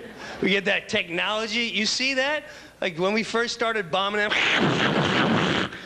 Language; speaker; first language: English; native; English